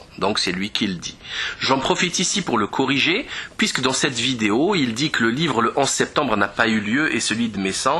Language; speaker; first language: French; native; French